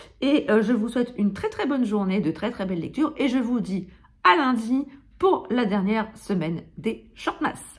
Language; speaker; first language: French; native; French